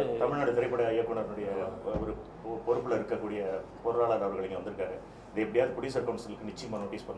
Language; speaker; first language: Tamil; native; Tamil